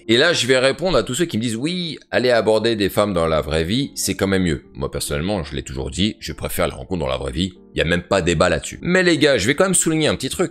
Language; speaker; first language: French; native; French